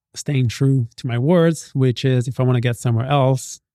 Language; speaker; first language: English; non-native, fluent; Italian